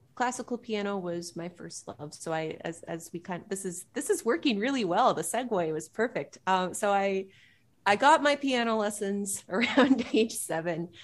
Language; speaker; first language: English; native; English